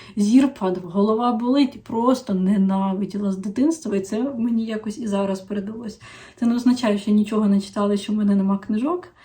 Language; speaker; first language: Ukrainian; non-native, local second language; Russian